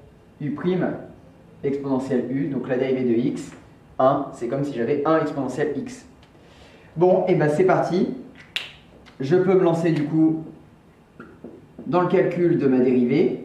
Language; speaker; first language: French; native; French